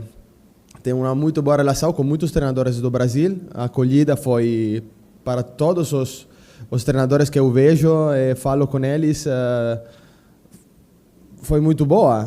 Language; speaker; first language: Portuguese; non-native, fluent; Italian